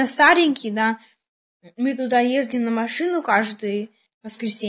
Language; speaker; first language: Russian; early bilingual, heritage; Russian